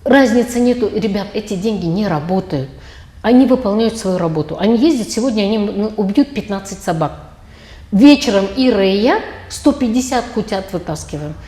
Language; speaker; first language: Russian; non-native, local second language; Kazakh